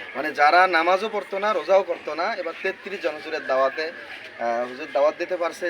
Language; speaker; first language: Bangla; native; Bangla